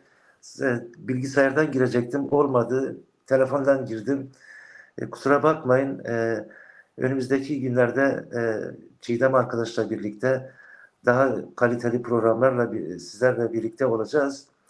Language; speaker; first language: Turkish; non-native, local second language; Kurdish